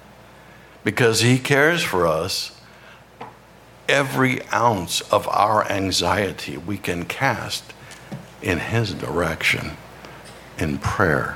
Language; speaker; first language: English; native; English